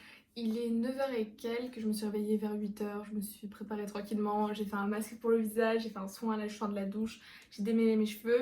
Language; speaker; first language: French; native; French